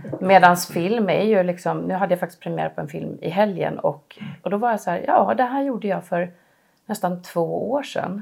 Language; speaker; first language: Swedish; native; Swedish